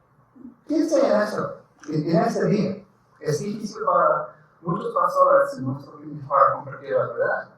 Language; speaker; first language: Spanish; non-native, learner; English